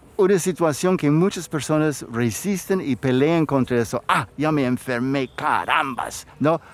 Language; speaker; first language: Spanish; non-native, fluent; English